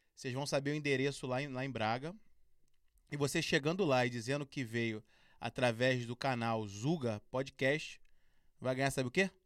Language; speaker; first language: Portuguese; native; Portuguese